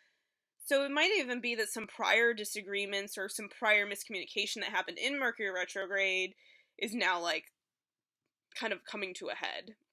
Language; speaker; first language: English; native; English